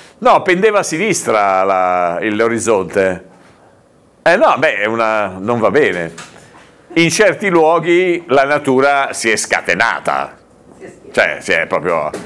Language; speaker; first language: Italian; native; Italian